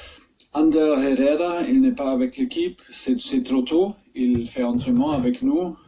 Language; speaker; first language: French; non-native, fluent; German